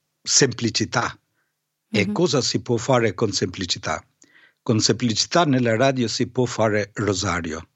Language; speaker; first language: Italian; non-native, fluent; Albanian